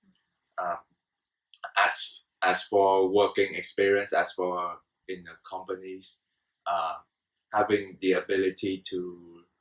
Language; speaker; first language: English; non-native, fluent; Vietnamese